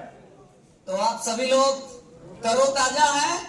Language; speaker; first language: Hindi; native; Hindi